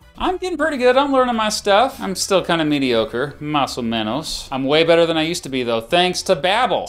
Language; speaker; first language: English; native; English